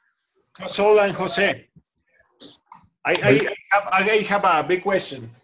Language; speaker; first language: English; non-native, learner; Spanish